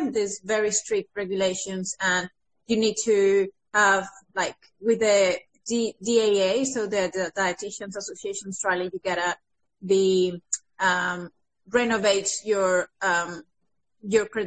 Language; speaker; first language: English; non-native, fluent; Spanish